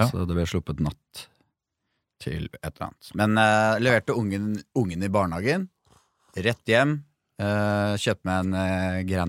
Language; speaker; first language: Norwegian; native; Norwegian